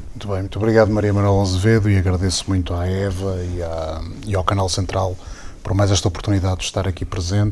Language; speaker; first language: Portuguese; native; Portuguese